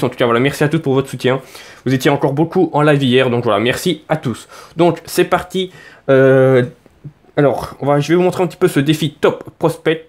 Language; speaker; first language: French; native; French